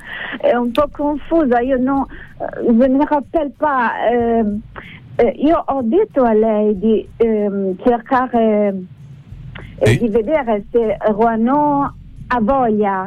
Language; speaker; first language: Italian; non-native, learner; French